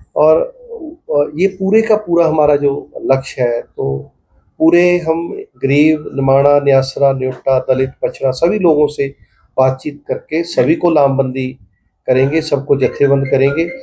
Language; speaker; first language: Hindi; non-native, local second language; Punjabi